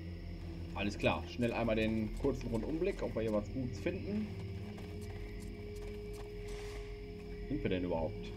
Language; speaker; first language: German; native; German